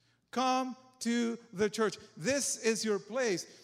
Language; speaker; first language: English; non-native, fluent; Spanish